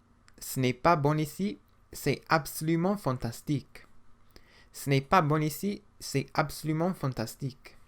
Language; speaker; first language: French; non-native, fluent; English